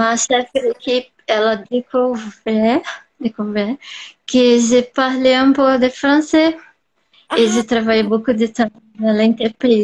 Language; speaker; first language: French; non-native, learner; Portuguese